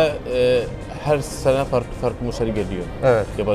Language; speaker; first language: Turkish; non-native, learner; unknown